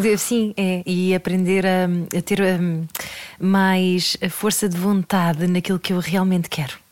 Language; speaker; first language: Portuguese; native; Portuguese